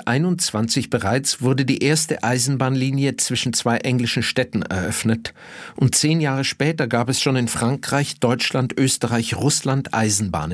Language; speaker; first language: German; native; German